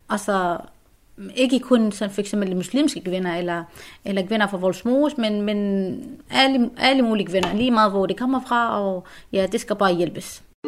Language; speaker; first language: Danish; non-native, fluent; Arabic